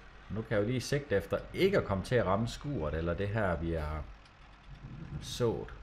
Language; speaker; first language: Danish; native; Danish